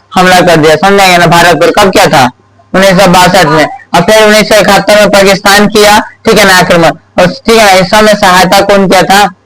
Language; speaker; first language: Hindi; native; Hindi